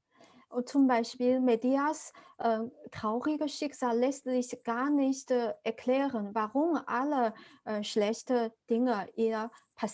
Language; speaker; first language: German; non-native, fluent; Chinese